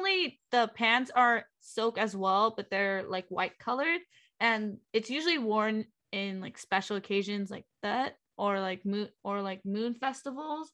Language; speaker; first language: English; non-native, fluent; Vietnamese